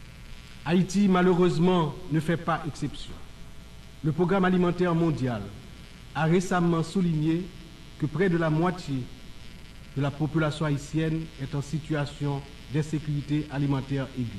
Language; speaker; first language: French; non-native, local second language; Haitian Creole